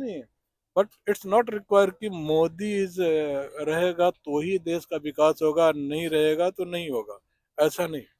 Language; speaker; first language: Hindi; native; Hindi